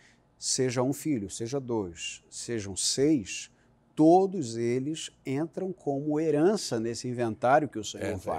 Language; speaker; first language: Portuguese; native; Portuguese